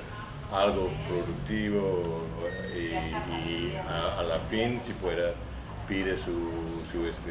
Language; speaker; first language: Spanish; non-native, learner; English